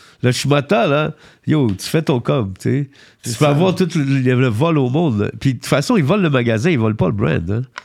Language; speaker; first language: French; early bilingual, heritage; French